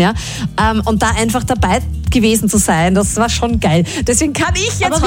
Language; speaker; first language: German; native; German